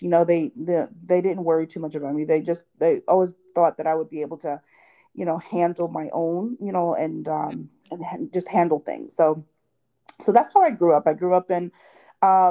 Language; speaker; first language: English; early bilingual, other home language; Haitian Creole